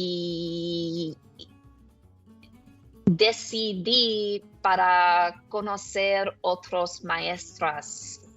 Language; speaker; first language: Spanish; non-native, learner; English